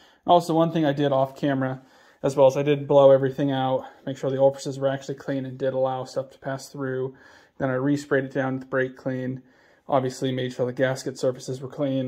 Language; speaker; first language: English; native; English